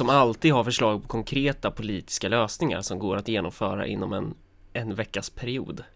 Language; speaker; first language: Swedish; native; Swedish